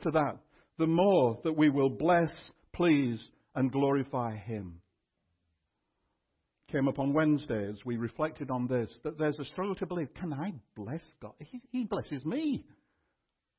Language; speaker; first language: English; native; English